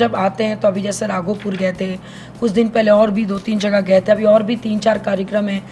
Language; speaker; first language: Hindi; non-native, local second language; Bangla